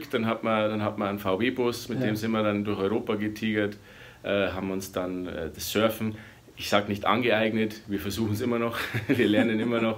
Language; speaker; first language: German; native; German